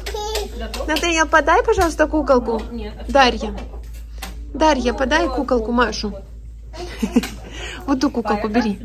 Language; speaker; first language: Russian; native; Russian